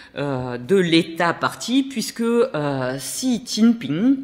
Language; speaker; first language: French; native; French